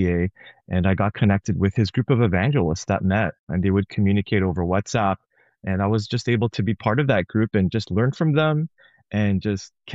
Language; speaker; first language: English; native; English